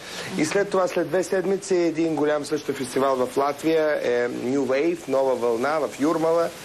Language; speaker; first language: Bulgarian; early bilingual, heritage; Russian